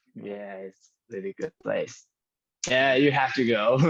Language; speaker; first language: English; non-native, learner; Japanese